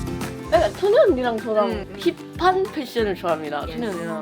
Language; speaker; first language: Korean; non-native, learner; Japanese